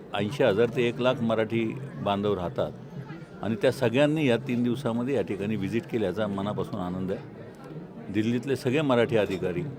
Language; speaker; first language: Marathi; native; Marathi